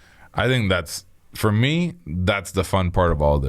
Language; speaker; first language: English; native; English